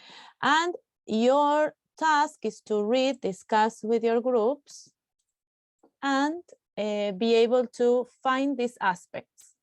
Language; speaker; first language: English; non-native, fluent; Spanish